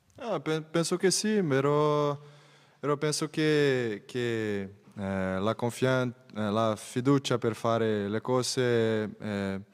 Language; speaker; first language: Italian; non-native, learner; Portuguese